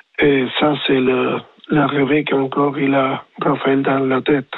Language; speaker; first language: French; non-native, learner; Spanish